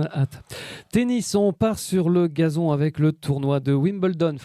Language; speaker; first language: French; native; French